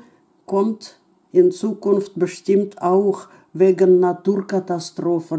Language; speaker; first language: German; non-native, fluent; Russian